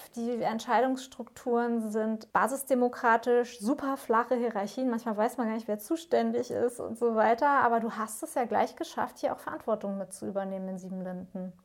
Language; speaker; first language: German; non-native, fluent; Slovak